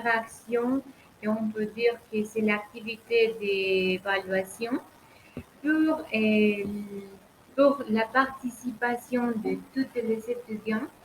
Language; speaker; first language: French; non-native, learner; Spanish